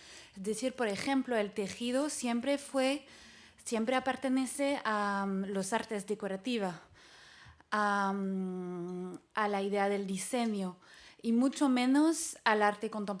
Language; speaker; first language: Spanish; non-native, fluent; French